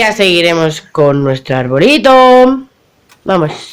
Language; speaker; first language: Spanish; native; Spanish